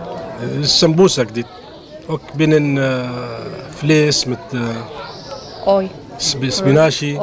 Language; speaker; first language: Dutch; non-native, learner; Arabic